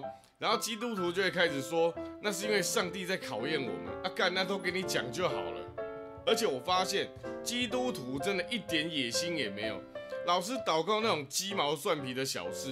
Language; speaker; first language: Chinese; native; Chinese